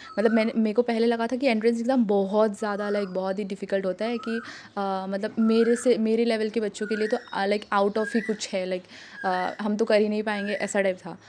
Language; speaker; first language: Hindi; non-native, local second language; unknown